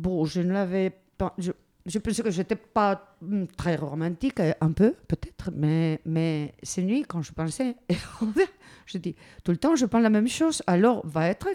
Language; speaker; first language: French; non-native, fluent; Spanish